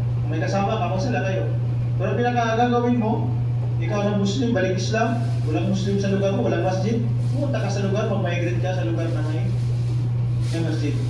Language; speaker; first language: Filipino; non-native, local second language; Cebuano